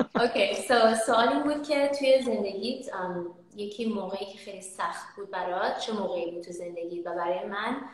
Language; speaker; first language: Persian; early bilingual, heritage; Persian